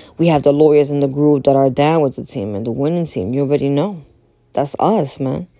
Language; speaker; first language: English; early bilingual, other home language; Spanish